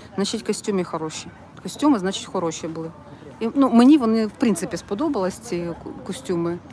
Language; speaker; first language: Ukrainian; non-native, local second language; Russian